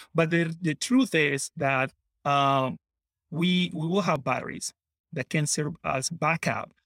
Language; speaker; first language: English; non-native, fluent; Spanish